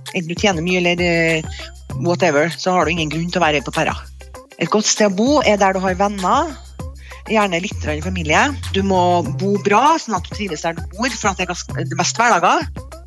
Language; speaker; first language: Norwegian; native; Norwegian